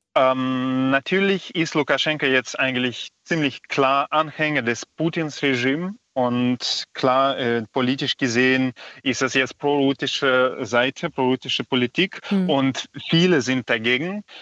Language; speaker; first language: German; non-native, fluent; Belarusian